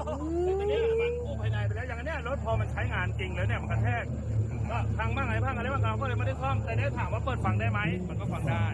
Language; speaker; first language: Thai; native; Thai